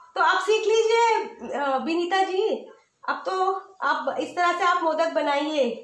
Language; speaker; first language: Hindi; native; Hindi